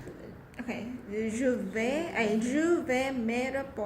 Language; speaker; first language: French; non-native, learner; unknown